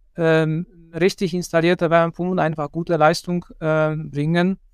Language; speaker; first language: German; non-native, fluent; Polish